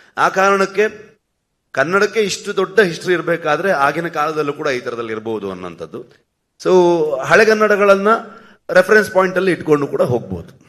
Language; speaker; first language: Kannada; native; Kannada